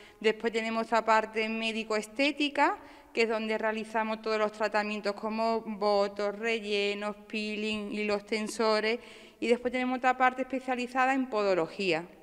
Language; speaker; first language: Spanish; native; Spanish